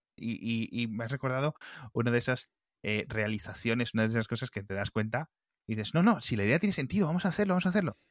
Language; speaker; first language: Spanish; native; Spanish